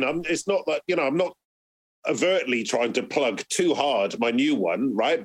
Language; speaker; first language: English; native; English